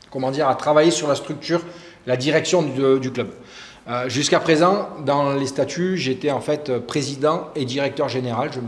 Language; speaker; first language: French; native; French